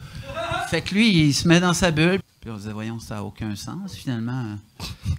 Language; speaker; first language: French; native; French